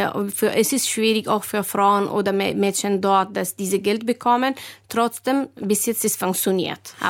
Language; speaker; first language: German; non-native, fluent; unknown